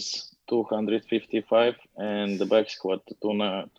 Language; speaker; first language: English; non-native, learner; Latvian